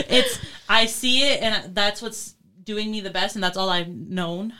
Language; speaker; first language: English; native; English